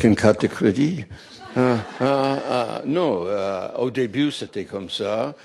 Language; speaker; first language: French; non-native, fluent; English